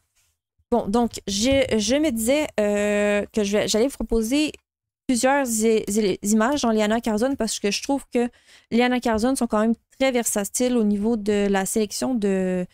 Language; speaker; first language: French; native; French